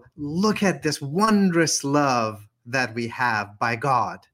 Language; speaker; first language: English; native; English